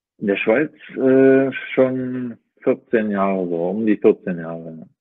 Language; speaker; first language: German; native; German